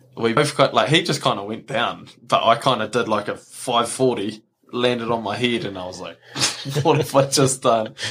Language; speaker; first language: English; native; English